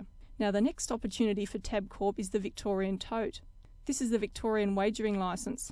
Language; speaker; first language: English; native; English